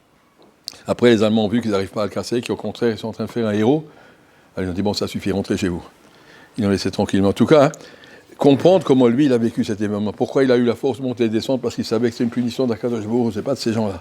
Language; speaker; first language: French; native; French